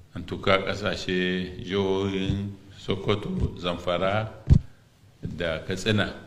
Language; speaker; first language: Hausa; non-native, local second language; Arabic